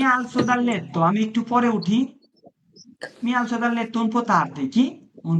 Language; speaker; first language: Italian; non-native, fluent; Bangla